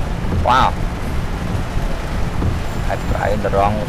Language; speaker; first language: English; non-native, learner; Khmer